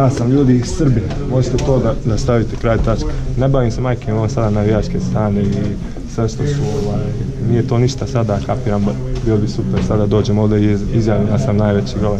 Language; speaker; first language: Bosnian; early bilingual, heritage; Croatian